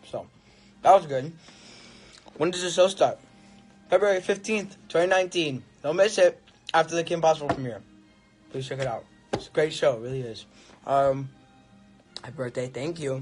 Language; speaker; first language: English; early bilingual, other home language; Spanish